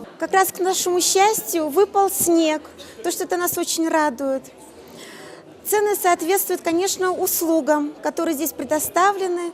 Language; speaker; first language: Russian; native; Russian